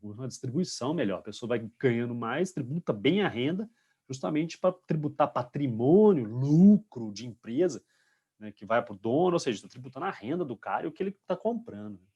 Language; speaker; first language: Portuguese; native; Portuguese